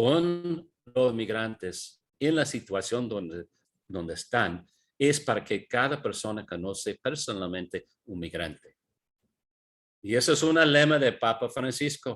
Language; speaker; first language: Spanish; non-native, fluent; English